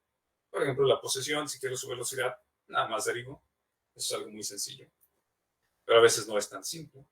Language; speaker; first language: Spanish; native; Spanish